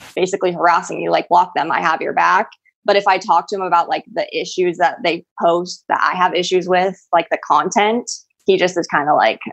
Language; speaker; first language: English; early bilingual, other home language; Spanish